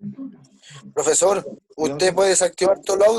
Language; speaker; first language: Spanish; native; Spanish